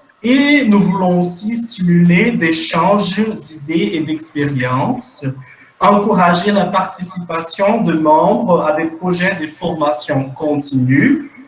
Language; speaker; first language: French; non-native, fluent; Portuguese